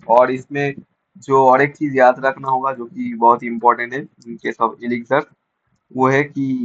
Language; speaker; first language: Hindi; non-native, local second language; Bangla